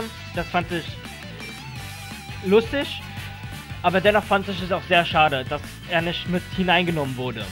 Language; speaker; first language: German; native; German